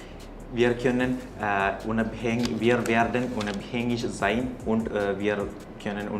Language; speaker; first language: German; non-native, learner; Malayalam